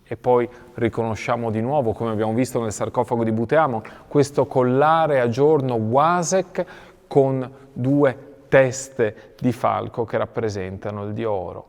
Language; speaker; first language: Italian; native; Italian